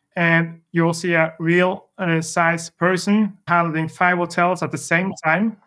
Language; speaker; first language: English; non-native, fluent; Norwegian